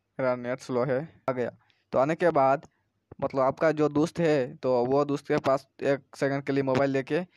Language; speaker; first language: Hindi; non-native, local second language; Bangla